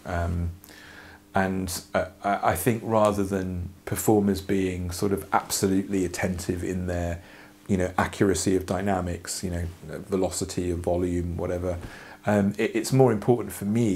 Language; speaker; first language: English; native; English